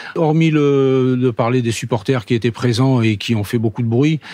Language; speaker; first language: French; native; French